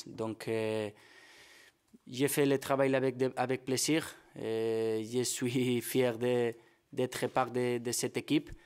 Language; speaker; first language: French; non-native, fluent; Spanish